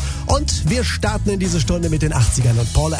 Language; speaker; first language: German; native; German